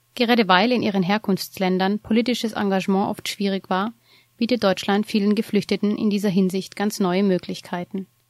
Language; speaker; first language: German; native; German